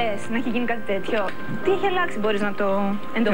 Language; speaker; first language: Greek; native; Greek